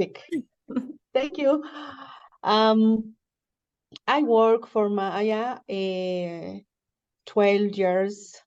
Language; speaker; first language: English; non-native, learner; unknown